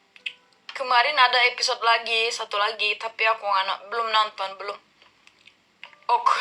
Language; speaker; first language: Indonesian; non-native, learner; Turkish